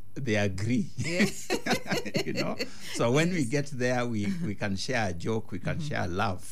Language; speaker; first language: English; non-native, local second language; Luo (Kenya and Tanzania)